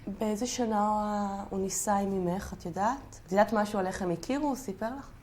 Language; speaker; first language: Hebrew; native; Hebrew